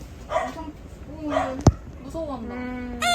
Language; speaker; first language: Korean; native; Korean